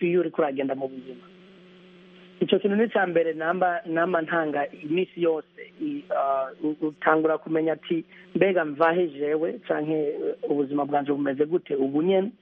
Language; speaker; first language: Rundi; early bilingual, heritage; Rundi